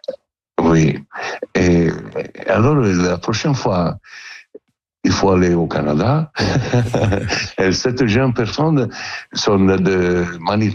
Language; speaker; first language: French; non-native, learner; Italian